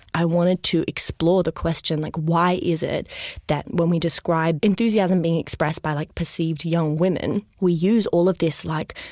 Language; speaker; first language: English; native; English